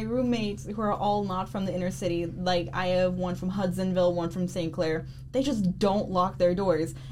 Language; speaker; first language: English; native; English